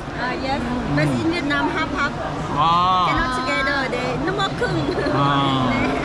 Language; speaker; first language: English; non-native, learner; Vietnamese